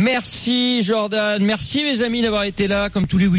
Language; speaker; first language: French; native; French